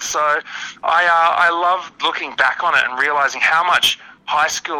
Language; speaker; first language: English; native; English